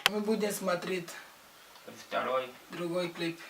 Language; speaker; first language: Russian; non-native, learner; Portuguese